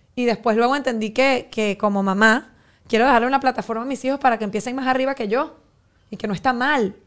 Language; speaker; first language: Spanish; native; Spanish